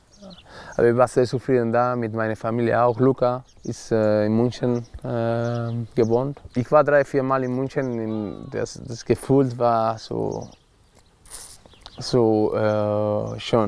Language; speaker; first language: German; non-native, learner; Spanish